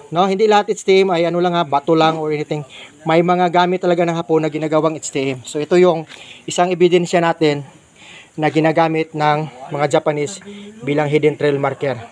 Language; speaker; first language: Filipino; non-native, local second language; Cebuano